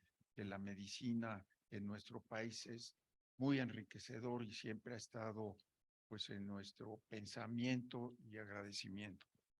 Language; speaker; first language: Spanish; native; Spanish